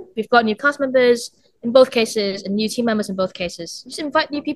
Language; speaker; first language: English; non-native, local second language; Cantonese